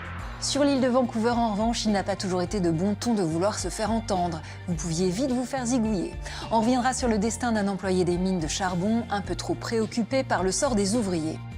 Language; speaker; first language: French; native; French